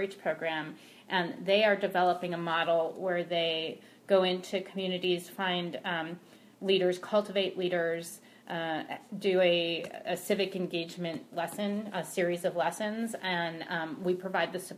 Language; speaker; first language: English; native; English